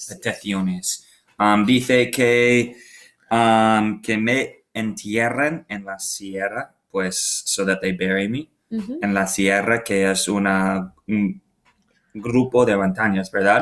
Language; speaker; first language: Spanish; non-native, learner; English